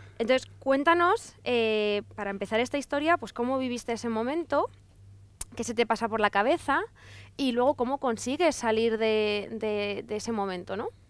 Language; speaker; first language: Spanish; native; Spanish